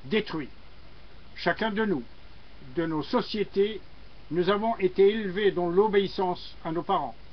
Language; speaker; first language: French; non-native, local second language; Arabic